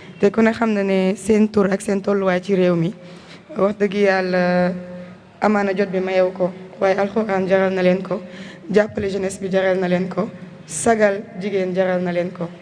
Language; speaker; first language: Wolof; non-native, local second language; Jola-Fonyi